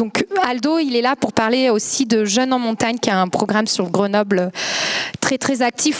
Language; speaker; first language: French; native; French